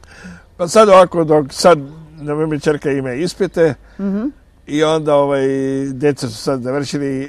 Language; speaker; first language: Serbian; non-native, fluent; Arabic